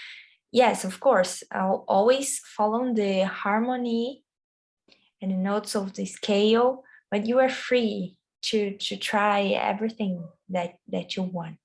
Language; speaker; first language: English; non-native, learner; Portuguese